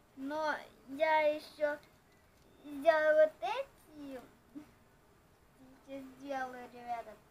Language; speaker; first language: Russian; non-native, local second language; Ukrainian